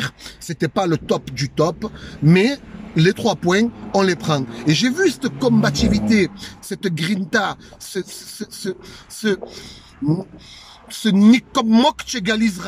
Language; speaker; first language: French; native; French